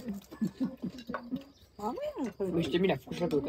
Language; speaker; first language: French; native; French